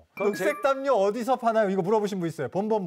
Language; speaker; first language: Korean; native; Korean